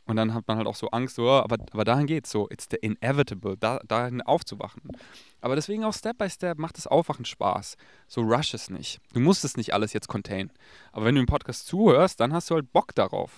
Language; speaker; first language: German; native; German